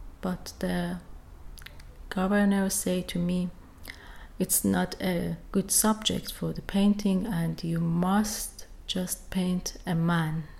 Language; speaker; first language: English; non-native, learner; Persian